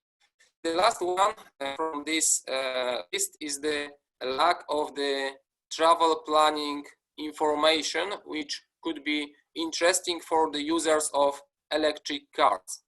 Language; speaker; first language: English; non-native, fluent; Polish